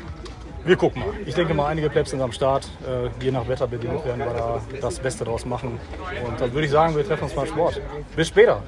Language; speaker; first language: German; native; German